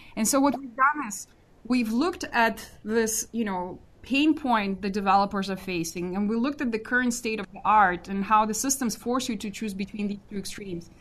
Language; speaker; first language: English; non-native, fluent; Russian